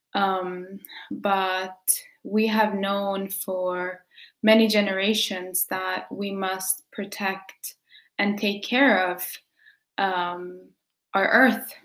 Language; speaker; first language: English; early bilingual, other home language; Quechua